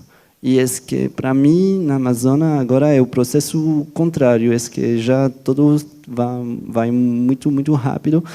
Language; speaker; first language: Portuguese; non-native, fluent; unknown